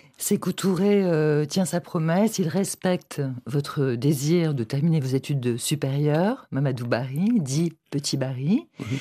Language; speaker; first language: French; native; French